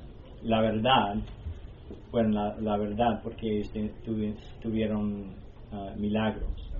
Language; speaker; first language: Spanish; non-native, learner; English